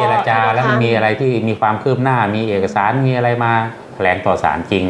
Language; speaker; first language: Thai; native; Thai